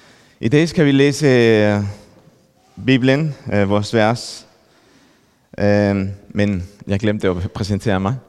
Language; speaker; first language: Danish; non-native, fluent; Spanish